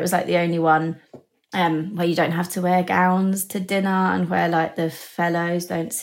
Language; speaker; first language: English; native; English